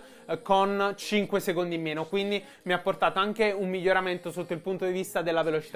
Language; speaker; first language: Italian; native; Italian